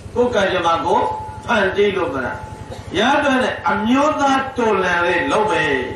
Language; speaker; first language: Burmese; native; Burmese